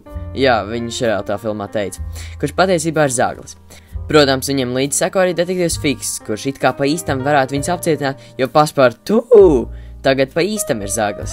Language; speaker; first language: Latvian; native; Latvian